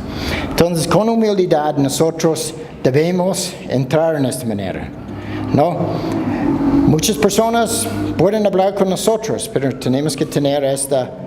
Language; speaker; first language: Spanish; non-native, fluent; English